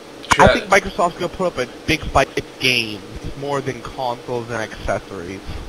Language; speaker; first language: English; native; English